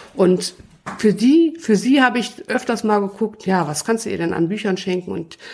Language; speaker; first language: German; native; German